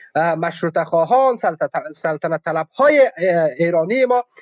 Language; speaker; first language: Persian; native; Persian